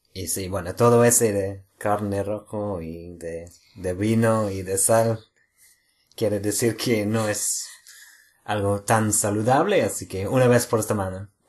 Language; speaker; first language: Spanish; non-native, fluent; English